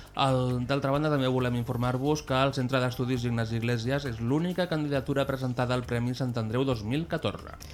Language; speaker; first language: Catalan; native; Catalan